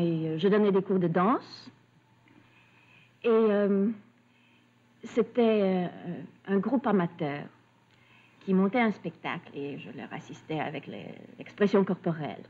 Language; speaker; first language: French; early bilingual, other home language; Russian